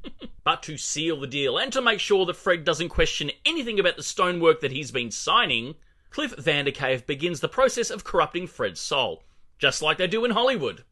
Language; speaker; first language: English; native; English